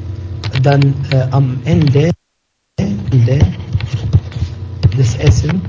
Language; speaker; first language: German; non-native, fluent; Arabic